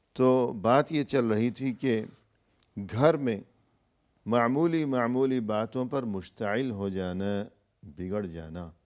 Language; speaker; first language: Urdu; native; Urdu